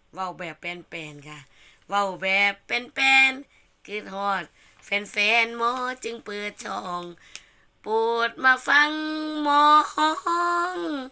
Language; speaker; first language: Thai; native; Thai